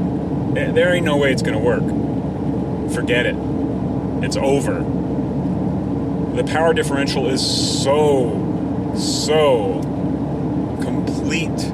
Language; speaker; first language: English; native; English